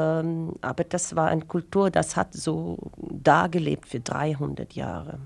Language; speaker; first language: German; non-native, fluent; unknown